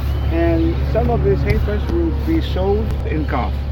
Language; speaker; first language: English; non-native, fluent; Spanish